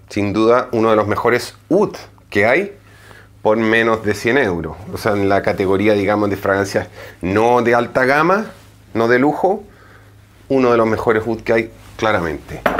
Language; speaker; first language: Spanish; native; Spanish